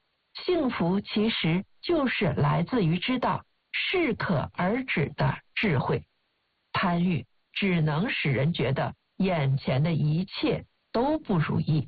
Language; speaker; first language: Chinese; native; Chinese